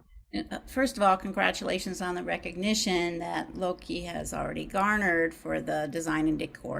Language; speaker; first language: English; native; English